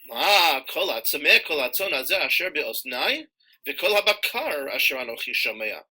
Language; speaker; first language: Hebrew; non-native, fluent; English